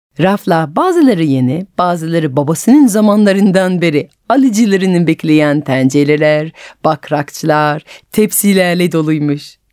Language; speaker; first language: Turkish; non-native, fluent; French